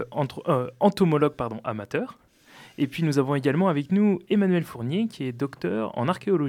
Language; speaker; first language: French; native; French